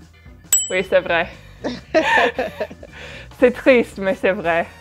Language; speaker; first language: French; non-native, fluent; English